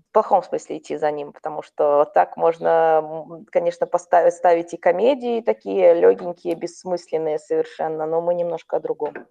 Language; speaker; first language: Russian; non-native, local second language; Belarusian